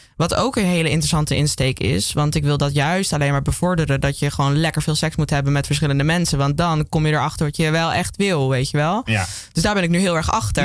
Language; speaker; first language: Dutch; native; Dutch